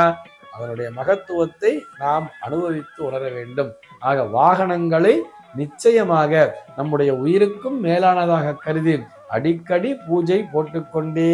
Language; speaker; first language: Tamil; native; Tamil